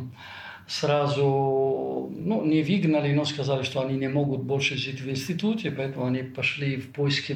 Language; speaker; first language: Russian; non-native, fluent; Italian